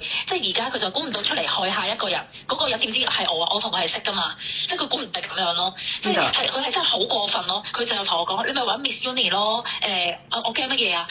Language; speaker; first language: Cantonese; native; Cantonese